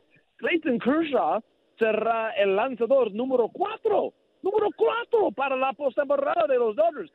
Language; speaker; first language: Spanish; non-native, learner; English